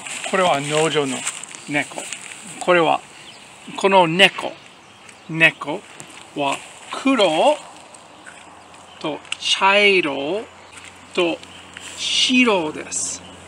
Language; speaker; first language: Japanese; non-native, fluent; English